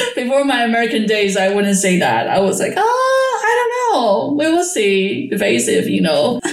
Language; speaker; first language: English; non-native, fluent; Chinese